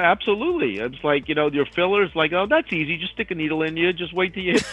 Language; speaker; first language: English; native; English